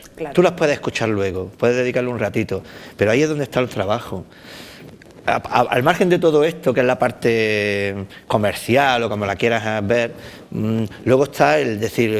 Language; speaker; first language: Spanish; native; Spanish